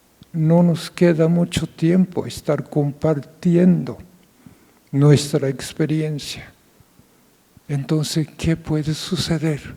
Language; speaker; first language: Spanish; non-native, fluent; Japanese